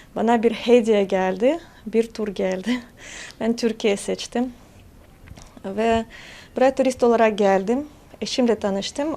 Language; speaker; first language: Turkish; non-native, fluent; Russian